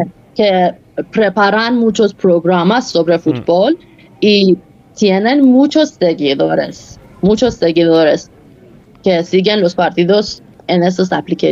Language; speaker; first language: Spanish; non-native, fluent; Persian